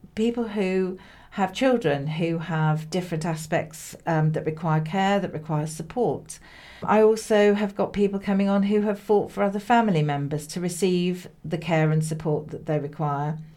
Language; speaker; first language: English; native; English